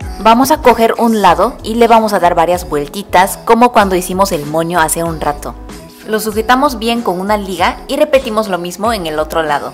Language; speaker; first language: Spanish; non-native, fluent; Korean